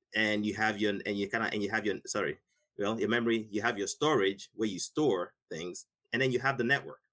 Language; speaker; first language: English; non-native, local second language; Igbo